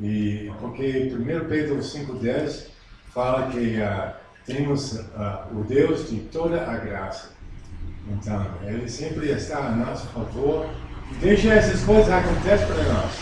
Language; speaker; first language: Portuguese; non-native, fluent; English